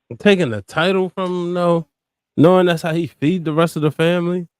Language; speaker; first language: English; native; English